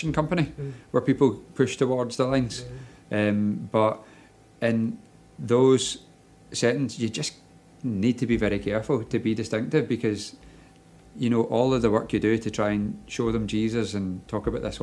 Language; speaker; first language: English; native; English